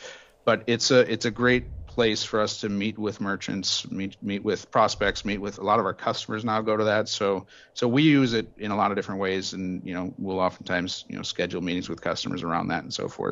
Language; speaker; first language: English; native; English